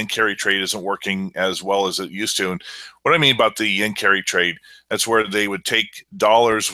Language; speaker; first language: English; native; English